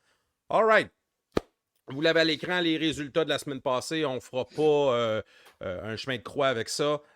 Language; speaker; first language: French; native; French